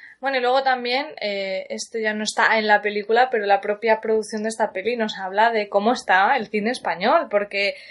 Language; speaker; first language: Spanish; native; Spanish